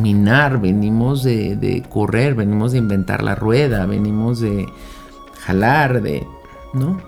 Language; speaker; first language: Spanish; native; Spanish